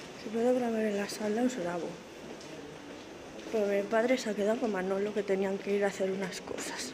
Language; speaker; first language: Spanish; native; Spanish